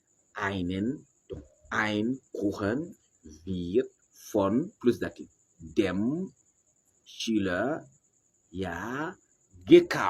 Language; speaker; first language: German; non-native, fluent; French